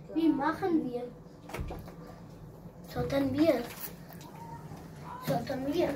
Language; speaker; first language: German; early bilingual, other home language; Urdu